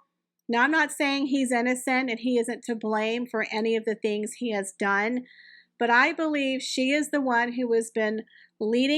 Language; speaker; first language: English; native; English